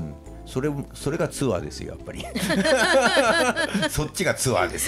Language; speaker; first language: Japanese; native; Japanese